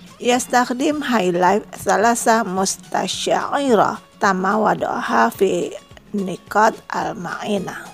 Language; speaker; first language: Arabic; non-native, learner; Indonesian